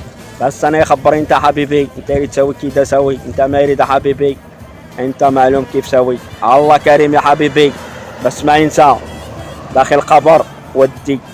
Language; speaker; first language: Arabic; non-native, learner; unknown